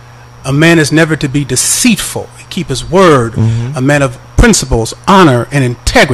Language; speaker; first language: English; native; English